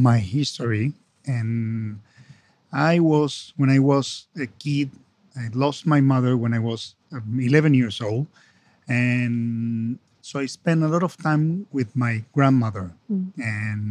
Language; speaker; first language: English; non-native, fluent; Spanish